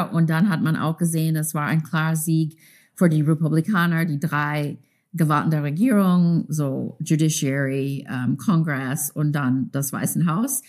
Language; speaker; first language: German; non-native, fluent; English